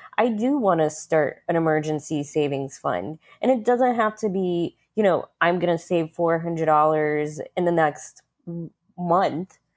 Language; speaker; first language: English; early bilingual, other home language; Russian